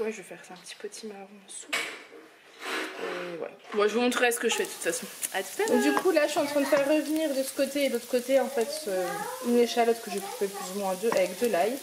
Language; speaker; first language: French; native; French